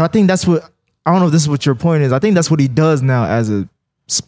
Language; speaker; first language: English; native; English